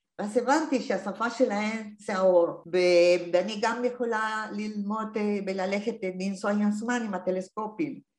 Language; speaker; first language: Hebrew; non-native, fluent; Spanish